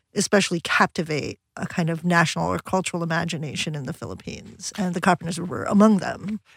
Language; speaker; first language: English; early bilingual, other home language; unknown